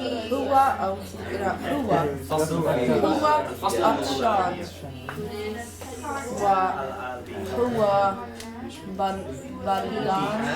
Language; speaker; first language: Arabic; non-native, learner; English